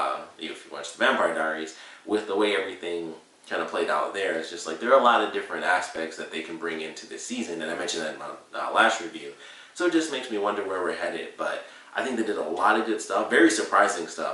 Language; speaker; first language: English; native; English